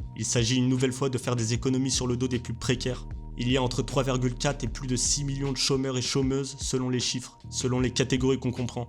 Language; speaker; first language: French; native; French